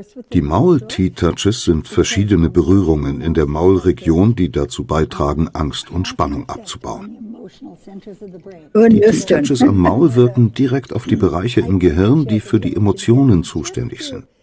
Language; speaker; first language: German; native; German